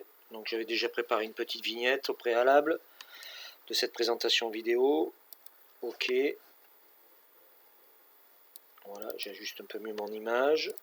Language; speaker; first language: French; native; French